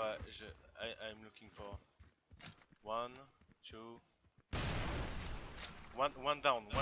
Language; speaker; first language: English; non-native, learner; French